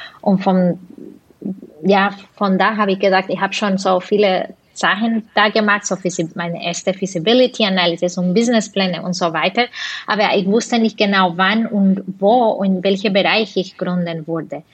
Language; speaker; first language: German; non-native, fluent; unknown